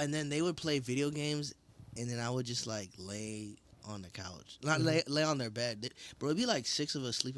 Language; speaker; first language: English; native; English